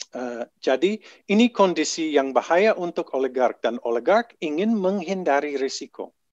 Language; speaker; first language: Indonesian; non-native, fluent; English